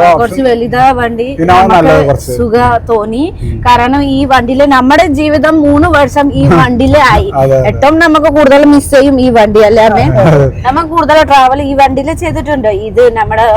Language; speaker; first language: Malayalam; non-native, learner; Nepali